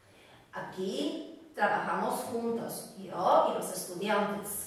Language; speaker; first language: Spanish; non-native, fluent; Polish